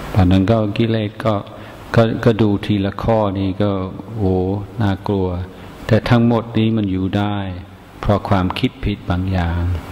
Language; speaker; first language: Thai; non-native, fluent; English